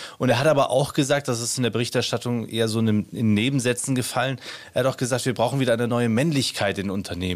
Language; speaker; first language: German; native; German